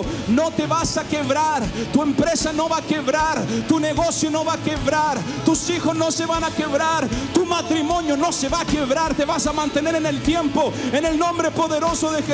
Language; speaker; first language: Spanish; native; Spanish